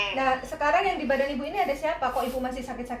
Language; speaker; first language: Indonesian; native; Indonesian